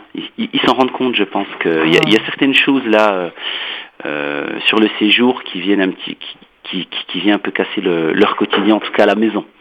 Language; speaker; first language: French; native; French